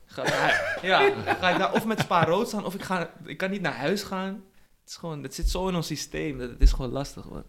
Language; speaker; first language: Dutch; native; Dutch